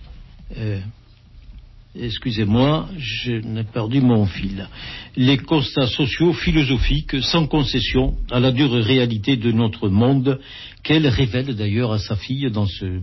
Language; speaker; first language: French; native; French